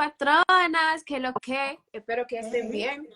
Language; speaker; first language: Spanish; non-native, learner; English